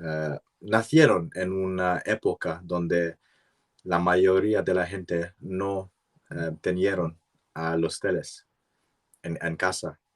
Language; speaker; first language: Spanish; non-native, learner; English